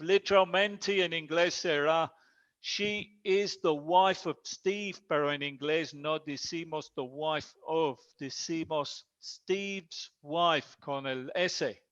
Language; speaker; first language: Spanish; non-native, fluent; English